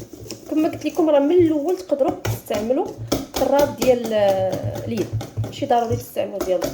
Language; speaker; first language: Arabic; native; Arabic